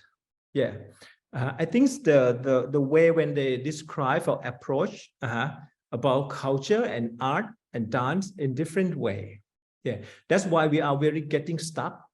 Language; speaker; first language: English; non-native, fluent; Thai